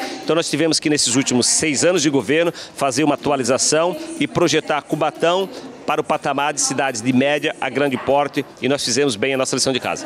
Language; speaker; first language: Portuguese; native; Portuguese